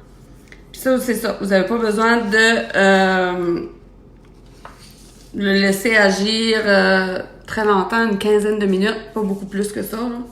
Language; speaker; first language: French; native; French